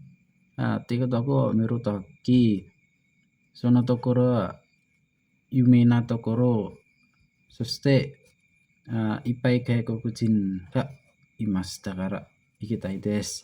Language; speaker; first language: Japanese; non-native, learner; Indonesian